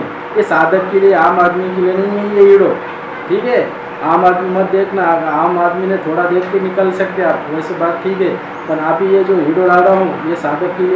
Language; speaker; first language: Hindi; non-native, local second language; Marathi